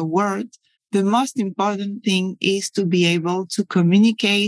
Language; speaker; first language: English; non-native, fluent; French